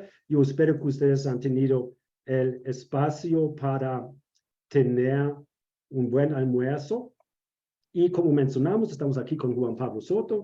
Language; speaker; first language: Spanish; non-native, fluent; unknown